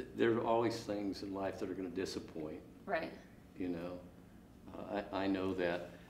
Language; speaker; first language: English; native; English